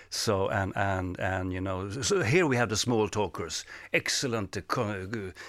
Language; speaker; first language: English; non-native, fluent; Swedish